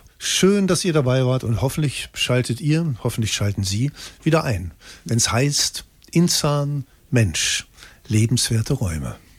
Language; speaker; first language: German; native; German